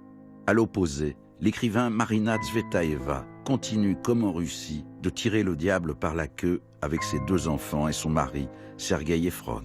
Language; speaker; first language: French; native; French